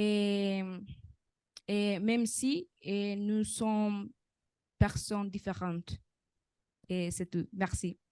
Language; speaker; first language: French; non-native, learner; Spanish